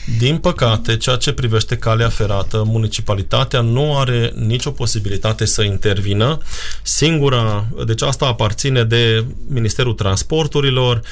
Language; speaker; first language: Romanian; non-native, local second language; Hungarian